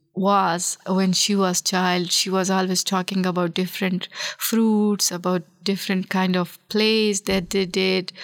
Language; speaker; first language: English; non-native, local second language; Pashto